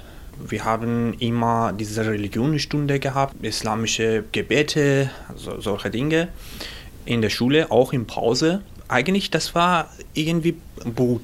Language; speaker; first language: German; non-native, learner; Persian